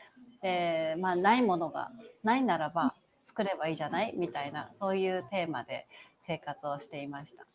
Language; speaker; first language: Japanese; native; Japanese